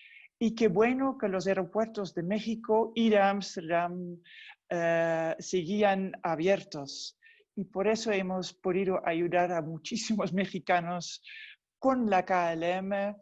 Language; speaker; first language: Spanish; non-native, fluent; Dutch